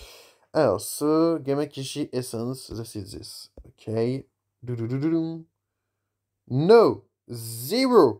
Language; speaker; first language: English; non-native, learner; French